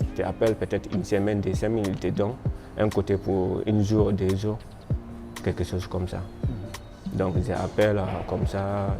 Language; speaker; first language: French; non-native, learner; Krio